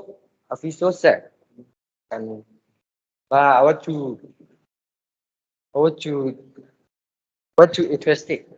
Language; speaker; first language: English; non-native, learner; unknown